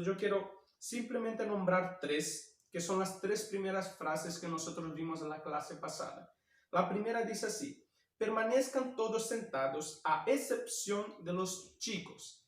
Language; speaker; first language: Spanish; non-native, fluent; Portuguese